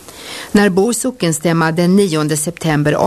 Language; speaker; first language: Swedish; native; Swedish